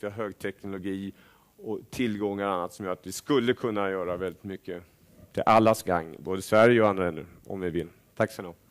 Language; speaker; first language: Swedish; native; Swedish